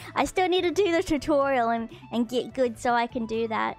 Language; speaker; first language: English; native; English